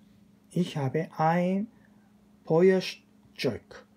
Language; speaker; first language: German; non-native, fluent; Korean